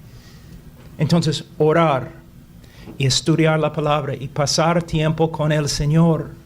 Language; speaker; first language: Spanish; non-native, fluent; English